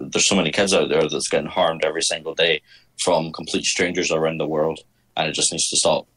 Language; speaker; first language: English; native; English